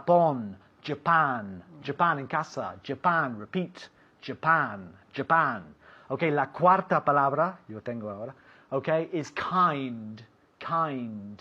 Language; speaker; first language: Spanish; non-native, fluent; English